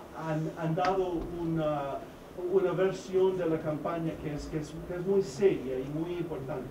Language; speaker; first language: Spanish; non-native, fluent; English